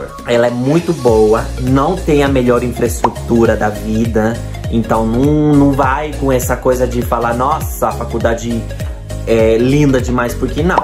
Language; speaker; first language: Portuguese; non-native, fluent; Spanish